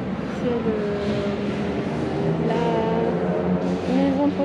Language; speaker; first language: French; non-native, fluent; Spanish